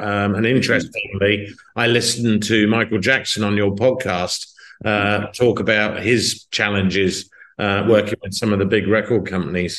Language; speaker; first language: English; native; English